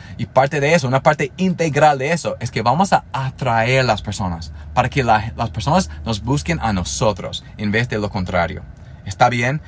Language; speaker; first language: Spanish; non-native, fluent; English